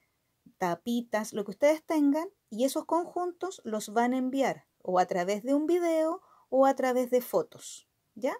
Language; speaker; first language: Spanish; native; Spanish